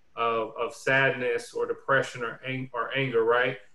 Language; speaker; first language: English; native; English